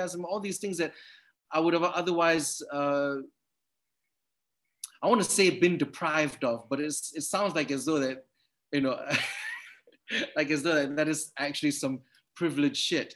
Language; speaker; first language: English; native; English